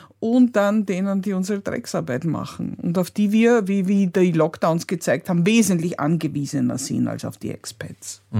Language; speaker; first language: German; native; German